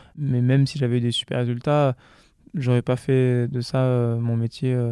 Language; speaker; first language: French; native; French